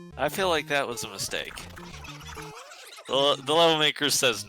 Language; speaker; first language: English; native; English